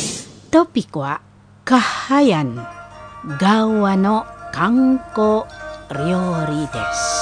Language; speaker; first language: Japanese; non-native, fluent; Indonesian